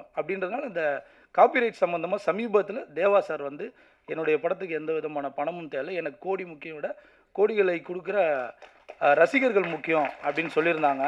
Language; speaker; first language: Tamil; native; Tamil